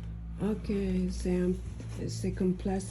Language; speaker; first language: French; non-native, learner; English